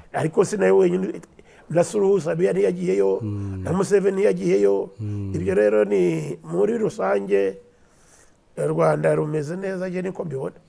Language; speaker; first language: Kinyarwanda; early bilingual, heritage; Kinyarwanda